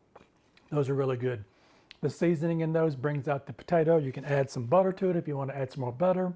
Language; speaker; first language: English; native; English